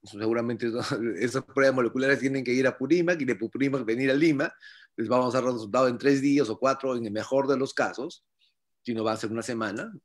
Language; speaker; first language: Spanish; native; Spanish